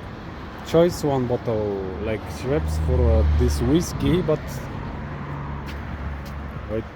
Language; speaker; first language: English; non-native, learner; Bulgarian